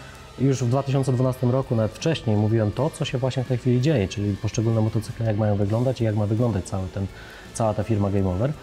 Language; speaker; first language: Polish; native; Polish